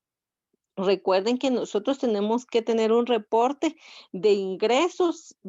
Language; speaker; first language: Spanish; native; Spanish